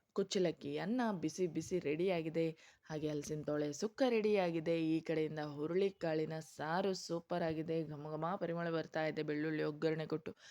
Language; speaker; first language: Kannada; non-native, local second language; Tulu